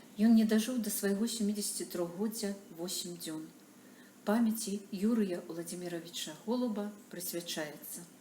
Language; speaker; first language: Belarusian; native; Belarusian